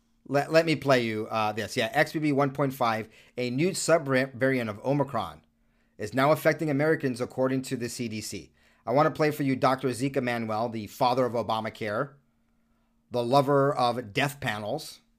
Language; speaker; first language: English; native; English